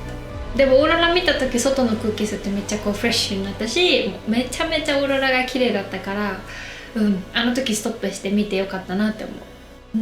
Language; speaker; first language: Japanese; native; Japanese